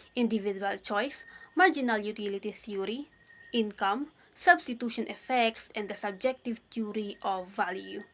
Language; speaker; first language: English; non-native, local second language; Filipino